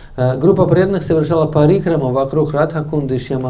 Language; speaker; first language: Russian; native; Russian